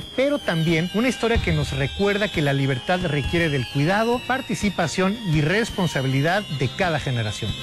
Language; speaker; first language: Spanish; native; Spanish